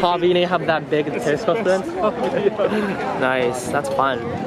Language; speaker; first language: English; non-native, fluent; Japanese